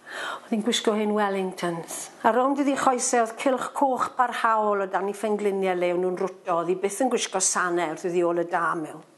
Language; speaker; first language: Welsh; non-native, local second language; English